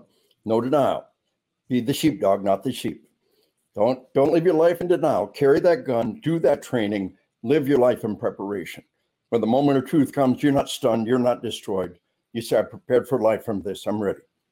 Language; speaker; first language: English; native; English